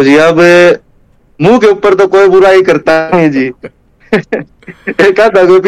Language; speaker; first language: Hindi; native; Hindi